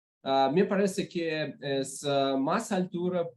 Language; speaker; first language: Spanish; non-native, learner; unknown